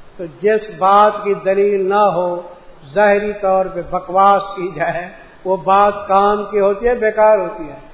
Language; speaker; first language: Urdu; non-native, local second language; Punjabi